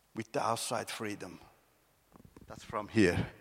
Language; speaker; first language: English; non-native, fluent; Persian